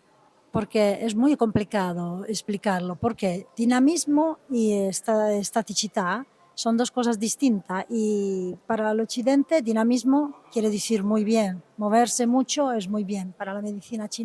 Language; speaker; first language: Spanish; non-native, fluent; Italian